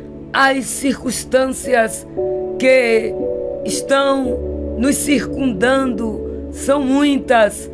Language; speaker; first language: Portuguese; native; Portuguese